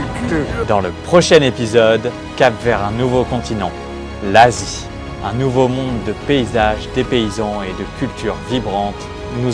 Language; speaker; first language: French; native; French